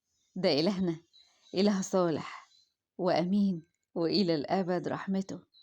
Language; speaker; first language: Arabic; native; Arabic